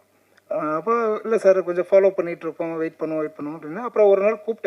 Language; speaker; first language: Tamil; native; Tamil